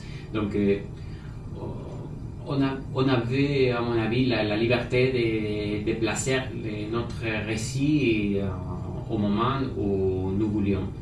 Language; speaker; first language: French; non-native, fluent; Spanish